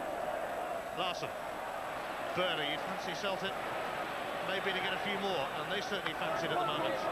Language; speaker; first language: English; native; English